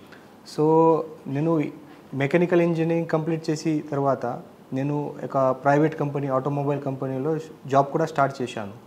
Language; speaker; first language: Telugu; non-native, learner; Marathi